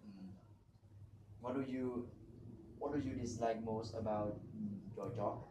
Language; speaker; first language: English; non-native, learner; Vietnamese